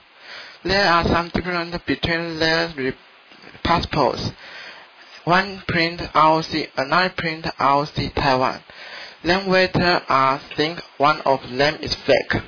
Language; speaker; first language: English; non-native, learner; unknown